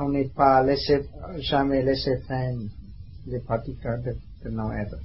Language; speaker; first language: French; non-native, learner; Vietnamese